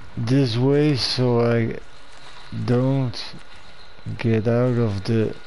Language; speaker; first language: English; non-native, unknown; Dutch